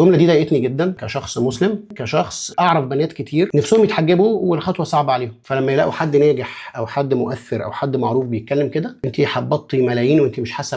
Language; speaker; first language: Arabic; native; Arabic